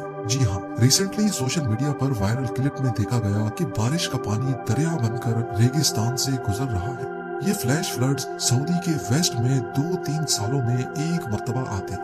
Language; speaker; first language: Urdu; native; Urdu